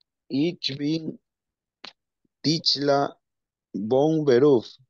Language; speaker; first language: German; non-native, learner; Spanish